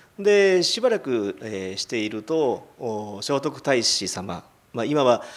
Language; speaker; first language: Japanese; native; Japanese